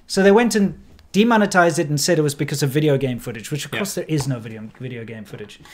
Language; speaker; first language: English; native; English